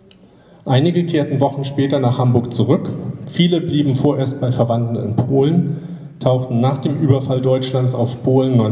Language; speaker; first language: German; native; German